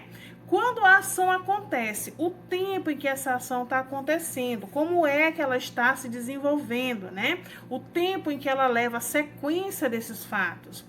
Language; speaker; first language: Portuguese; native; Portuguese